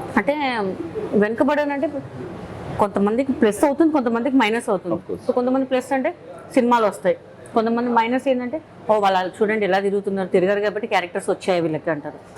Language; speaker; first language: Telugu; non-native, local second language; Hindi